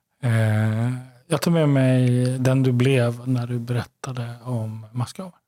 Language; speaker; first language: Swedish; native; Swedish